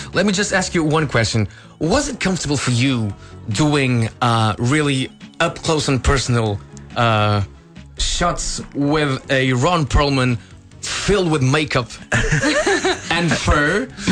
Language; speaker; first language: English; non-native, fluent; Portuguese